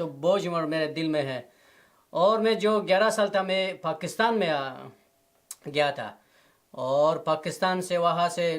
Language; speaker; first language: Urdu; non-native, learner; Persian